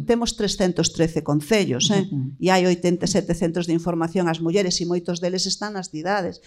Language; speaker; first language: Galician; native; Galician